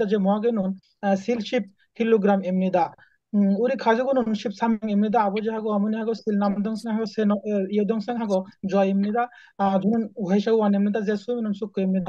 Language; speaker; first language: Korean; non-native, learner; Bangla